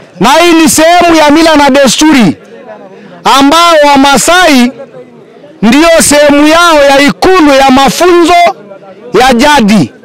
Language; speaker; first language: Swahili; non-native, local second language; Masai